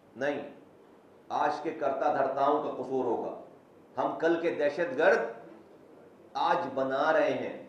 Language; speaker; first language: Urdu; native; Urdu